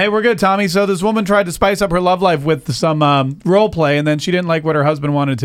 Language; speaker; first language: English; native; English